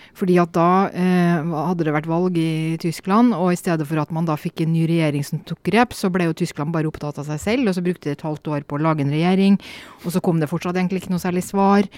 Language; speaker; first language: Norwegian; native; Norwegian